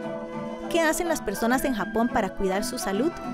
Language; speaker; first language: Spanish; native; Spanish